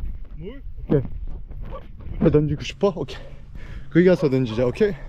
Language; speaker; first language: Korean; early bilingual, heritage; English